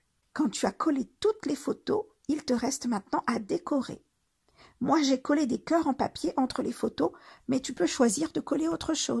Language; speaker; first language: French; native; French